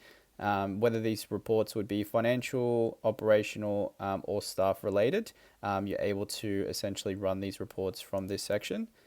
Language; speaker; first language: English; native; English